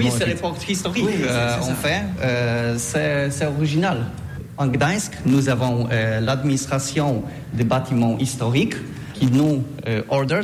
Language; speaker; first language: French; non-native, learner; Polish